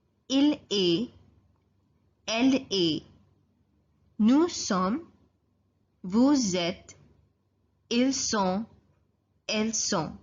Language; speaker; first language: French; non-native, fluent; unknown